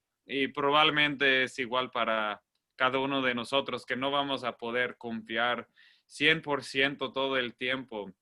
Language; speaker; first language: Spanish; non-native, fluent; English